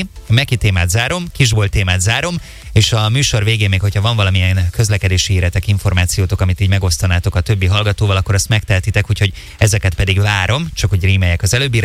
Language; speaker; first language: Hungarian; native; Hungarian